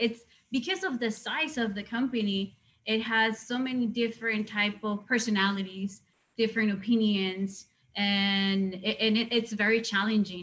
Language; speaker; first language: English; non-native, fluent; Spanish